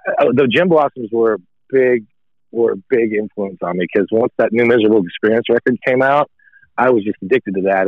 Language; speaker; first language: English; native; English